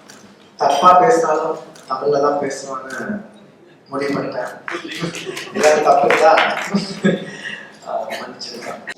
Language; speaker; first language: Tamil; non-native, local second language; Telugu